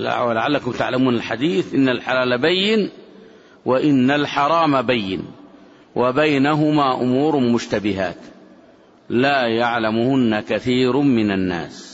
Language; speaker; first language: Arabic; native; Arabic